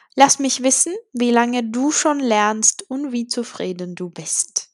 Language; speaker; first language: German; non-native, fluent; Czech